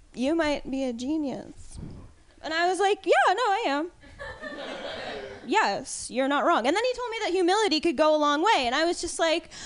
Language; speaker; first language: English; native; English